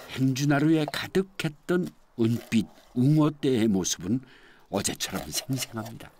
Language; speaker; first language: Korean; native; Korean